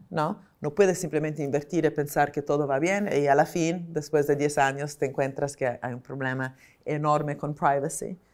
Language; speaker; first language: Spanish; non-native, fluent; Italian